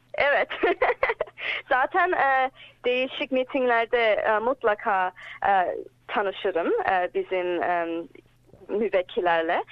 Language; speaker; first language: Turkish; early bilingual, heritage; English